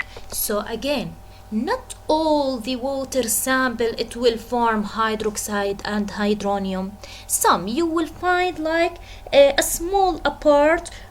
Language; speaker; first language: English; non-native, fluent; Arabic